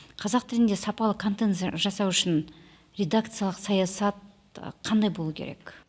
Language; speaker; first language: Kazakh; native; Kazakh